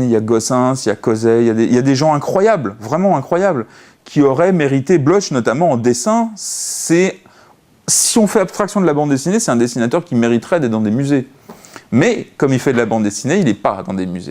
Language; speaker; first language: French; native; French